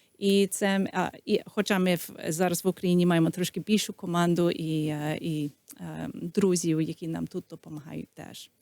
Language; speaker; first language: Ukrainian; early bilingual, heritage; Ukrainian